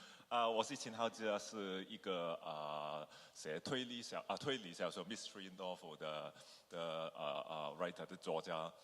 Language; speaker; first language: Chinese; non-native, local second language; Cantonese